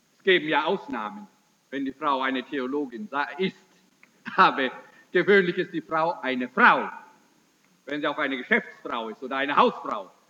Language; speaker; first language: German; early bilingual, heritage; German